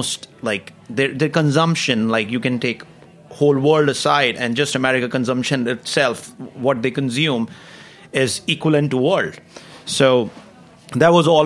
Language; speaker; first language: English; non-native, local second language; Hindi